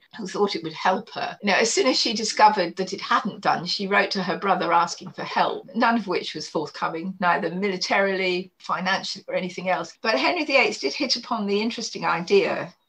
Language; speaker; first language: English; native; English